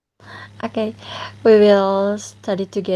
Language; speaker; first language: English; non-native, learner; Indonesian